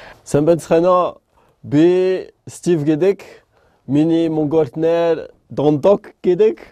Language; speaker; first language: Mongolian; non-native, learner; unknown